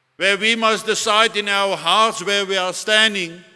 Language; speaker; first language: English; non-native, local second language; Afrikaans